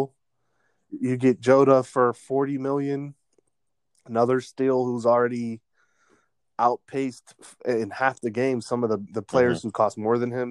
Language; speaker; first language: English; native; English